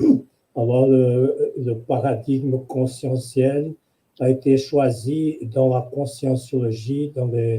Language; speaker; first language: French; non-native, fluent; Portuguese